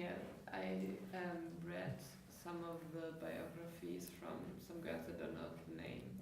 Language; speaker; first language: English; non-native, learner; German